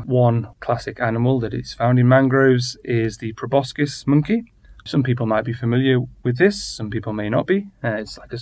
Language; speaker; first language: English; native; English